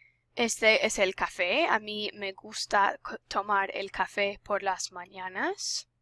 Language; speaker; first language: Spanish; non-native, fluent; English